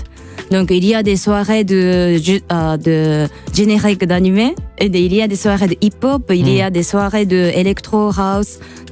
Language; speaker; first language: French; non-native, fluent; Japanese